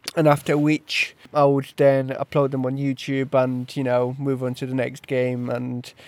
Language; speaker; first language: English; early bilingual, other home language; Polish